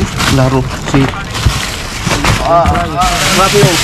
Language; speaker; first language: Spanish; non-native, learner; Filipino